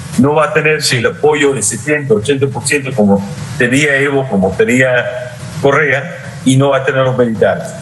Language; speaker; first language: Spanish; non-native, fluent; English